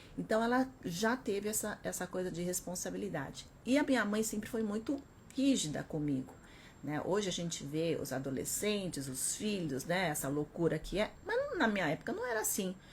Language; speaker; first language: Portuguese; early bilingual, other home language; Korean